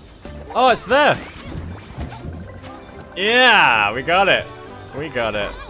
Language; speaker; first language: English; native; English